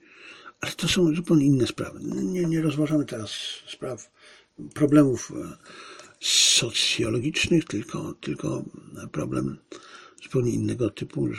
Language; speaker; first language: Polish; native; Polish